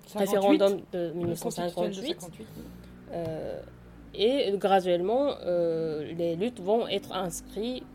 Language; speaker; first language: French; non-native, fluent; Japanese